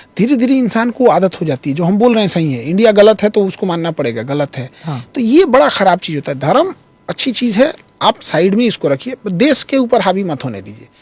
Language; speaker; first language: Hindi; native; Hindi